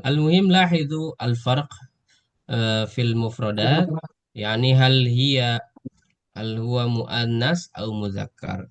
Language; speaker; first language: Arabic; non-native, fluent; Indonesian